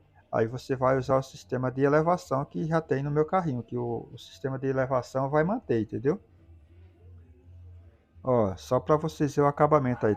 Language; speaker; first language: Portuguese; native; Portuguese